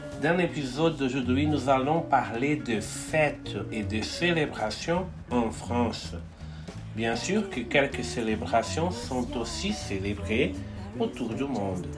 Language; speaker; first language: French; non-native, fluent; Portuguese